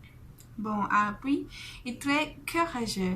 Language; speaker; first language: French; non-native, fluent; Spanish